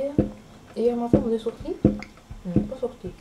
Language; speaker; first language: French; non-native, learner; Japanese